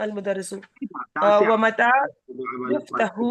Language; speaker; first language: Arabic; non-native, learner; Urdu